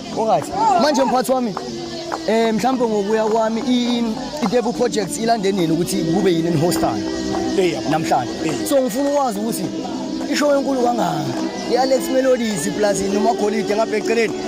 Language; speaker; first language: Zulu; native; Zulu